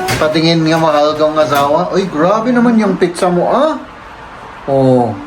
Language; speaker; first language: Filipino; native; Filipino